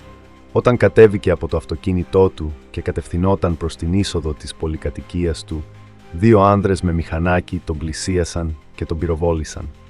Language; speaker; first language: Greek; native; Greek